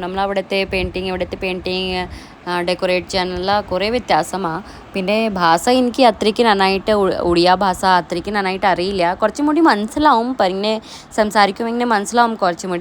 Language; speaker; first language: Malayalam; non-native, learner; Hindi